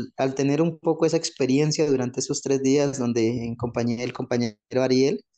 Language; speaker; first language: Spanish; non-native, local second language; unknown